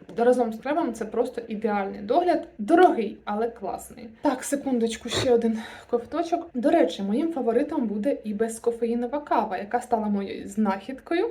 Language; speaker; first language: Ukrainian; non-native, local second language; Russian